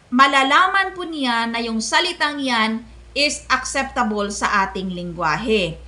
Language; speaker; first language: Filipino; non-native, local second language; Cebuano